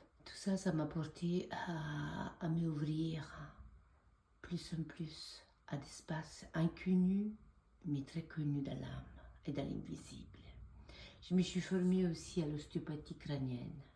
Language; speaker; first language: French; non-native, fluent; Italian